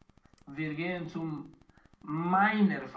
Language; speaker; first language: German; non-native, learner; Romanian